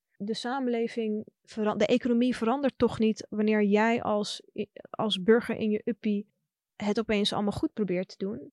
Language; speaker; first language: Dutch; early bilingual, other home language; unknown